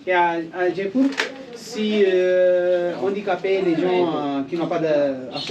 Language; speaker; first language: French; non-native, fluent; Hindi